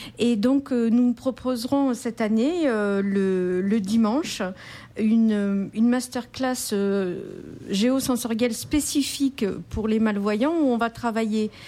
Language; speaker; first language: French; native; French